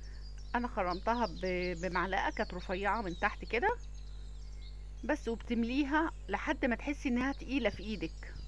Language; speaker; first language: Arabic; native; Arabic